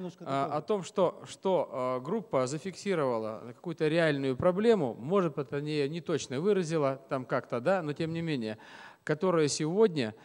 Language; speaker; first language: Russian; native; Russian